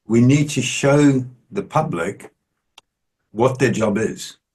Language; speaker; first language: English; native; English